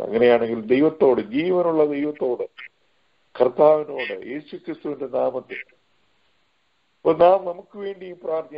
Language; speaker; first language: Malayalam; native; Malayalam